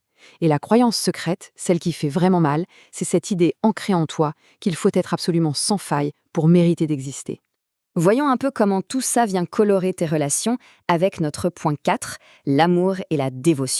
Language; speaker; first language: French; native; French